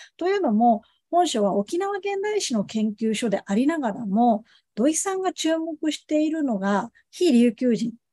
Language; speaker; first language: Japanese; native; Japanese